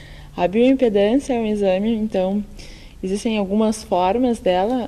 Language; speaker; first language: Portuguese; native; Portuguese